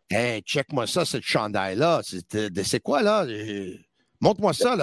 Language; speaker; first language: French; non-native, local second language; English